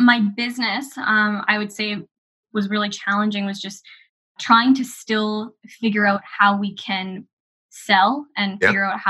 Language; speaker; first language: English; native; English